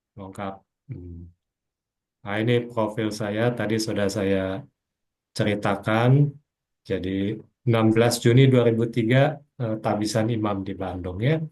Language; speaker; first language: Indonesian; native; Indonesian